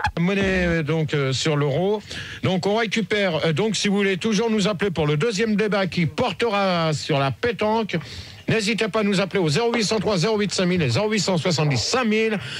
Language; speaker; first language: French; native; French